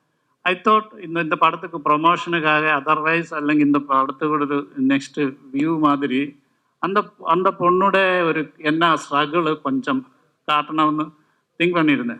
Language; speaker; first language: Tamil; non-native, local second language; Malayalam